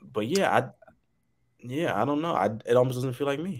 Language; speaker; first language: English; native; English